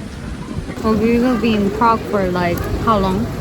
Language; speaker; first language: English; non-native, learner; Korean